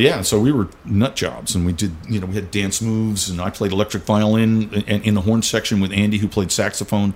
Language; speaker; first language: English; native; English